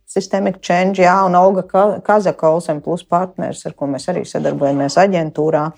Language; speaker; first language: Latvian; native; Latvian